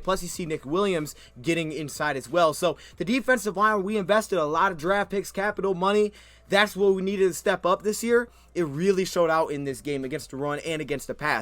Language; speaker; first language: English; native; English